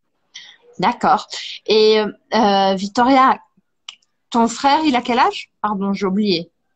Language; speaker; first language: French; non-native, fluent; Portuguese